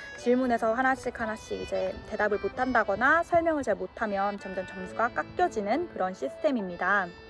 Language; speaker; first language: Korean; early bilingual, heritage; Korean